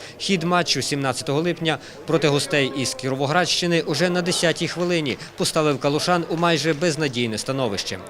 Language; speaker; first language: Ukrainian; native; Ukrainian